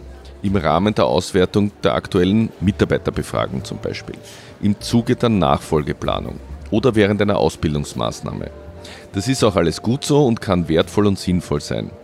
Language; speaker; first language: German; native; German